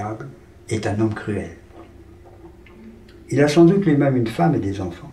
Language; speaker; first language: French; native; French